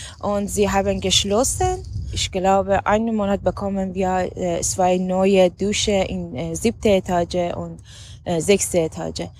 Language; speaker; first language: German; non-native, learner; Persian